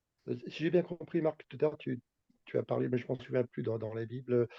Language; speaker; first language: French; native; French